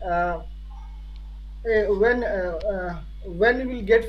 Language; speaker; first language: English; non-native, learner; Hindi